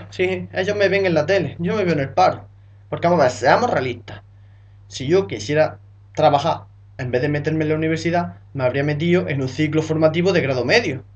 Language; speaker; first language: Spanish; native; Spanish